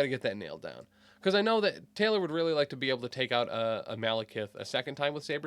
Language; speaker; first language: English; native; English